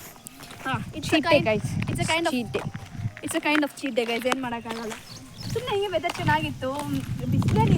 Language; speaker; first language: Kannada; native; Kannada